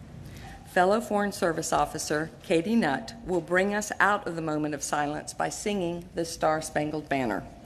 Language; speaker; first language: English; native; English